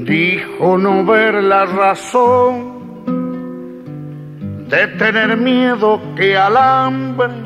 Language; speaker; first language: Spanish; native; Spanish